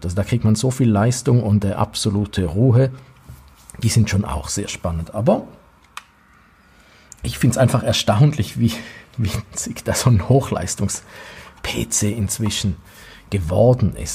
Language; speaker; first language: German; native; German